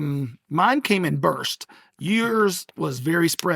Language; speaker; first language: English; native; English